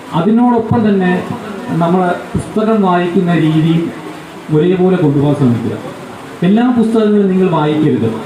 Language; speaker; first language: Malayalam; native; Malayalam